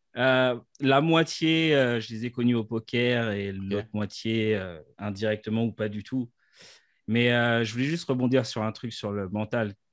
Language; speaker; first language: French; native; French